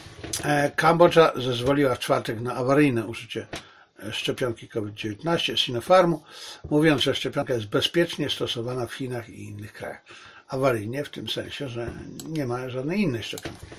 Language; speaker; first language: Polish; native; Polish